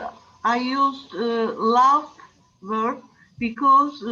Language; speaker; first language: English; non-native, learner; Turkish